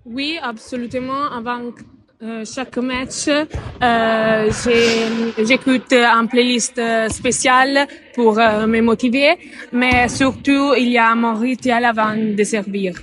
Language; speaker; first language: French; non-native, learner; Italian